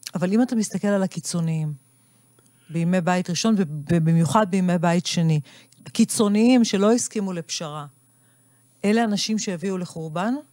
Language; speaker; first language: Hebrew; native; Hebrew